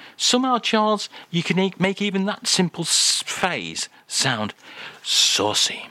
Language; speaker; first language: English; native; English